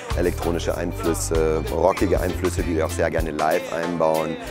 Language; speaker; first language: German; native; German